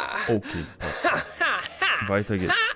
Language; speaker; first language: German; non-native, learner; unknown